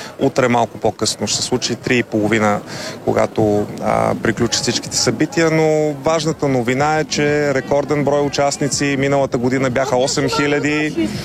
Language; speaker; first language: Bulgarian; native; Bulgarian